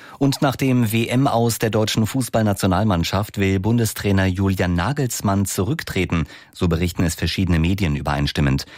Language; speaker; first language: German; native; German